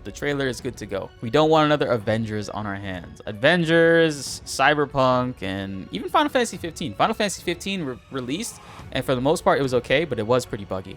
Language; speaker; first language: English; native; English